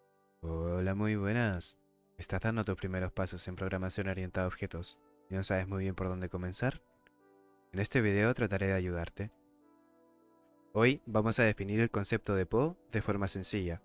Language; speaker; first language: Spanish; native; Spanish